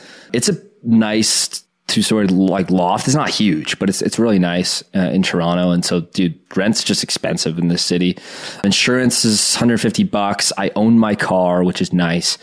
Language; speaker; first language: English; native; English